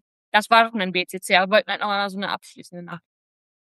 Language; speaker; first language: German; native; German